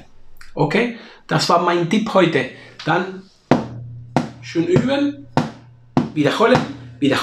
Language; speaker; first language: German; non-native, fluent; Spanish